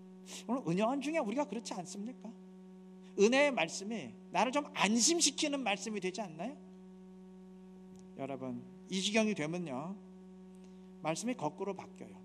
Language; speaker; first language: Korean; native; Korean